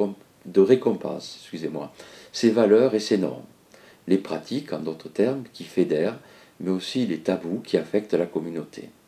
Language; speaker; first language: French; native; French